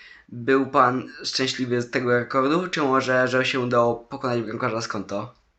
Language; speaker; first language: Polish; native; Polish